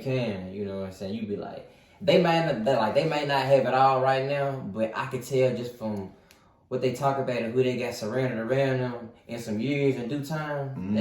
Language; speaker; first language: English; native; English